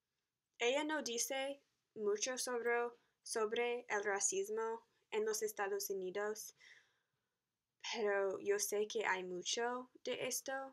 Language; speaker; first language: Spanish; non-native, learner; English